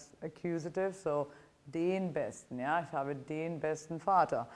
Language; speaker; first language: German; non-native, fluent; Italian